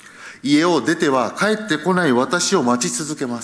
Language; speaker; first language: Japanese; early bilingual, heritage; Japanese